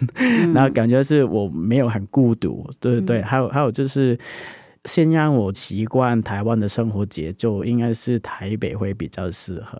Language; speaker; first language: Chinese; non-native, local second language; Cantonese